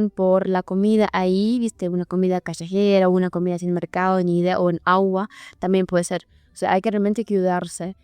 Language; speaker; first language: Spanish; non-native, fluent; Ukrainian